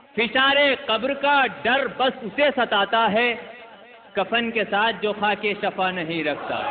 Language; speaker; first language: Urdu; native; Urdu